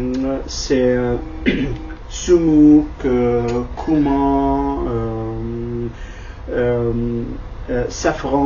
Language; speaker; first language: French; non-native, learner; Kurdish